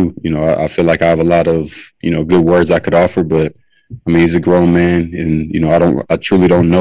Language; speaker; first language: English; native; English